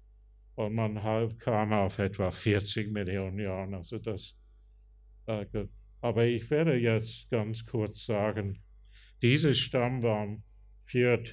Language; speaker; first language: German; non-native, fluent; English